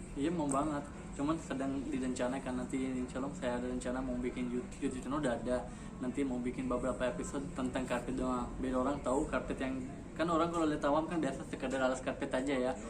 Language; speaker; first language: Indonesian; non-native, fluent; Urdu